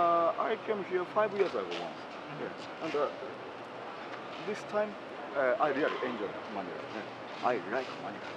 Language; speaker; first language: English; non-native, learner; Japanese